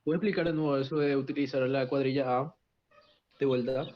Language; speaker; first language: Spanish; native; Spanish